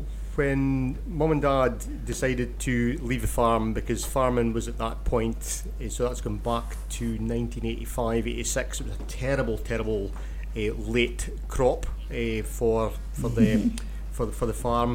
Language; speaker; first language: English; native; English